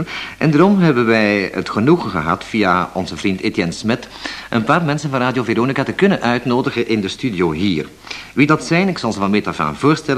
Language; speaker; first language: Dutch; native; Dutch